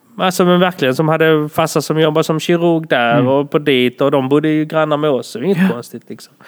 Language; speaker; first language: Swedish; early bilingual, other home language; Polish